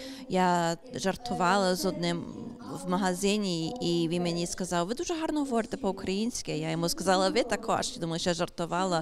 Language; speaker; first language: Ukrainian; early bilingual, heritage; English